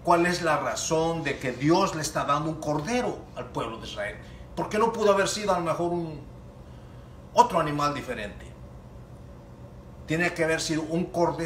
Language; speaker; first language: Spanish; native; Spanish